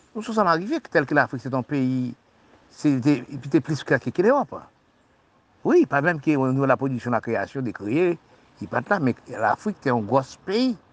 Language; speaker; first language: French; non-native, local second language; Haitian Creole